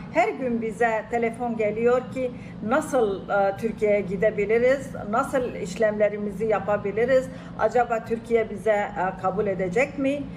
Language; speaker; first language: Turkish; non-native, fluent; Arabic